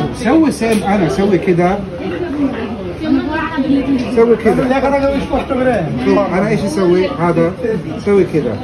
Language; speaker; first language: Arabic; non-native, learner; Bangla